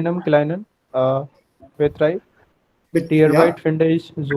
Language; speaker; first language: German; non-native, learner; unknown